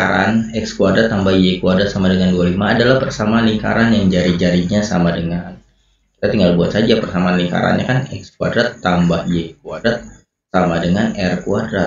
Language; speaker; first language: Indonesian; native; Indonesian